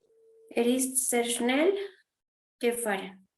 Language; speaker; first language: German; non-native, fluent; Spanish